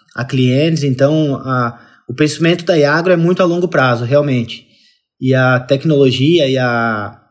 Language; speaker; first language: Portuguese; native; Portuguese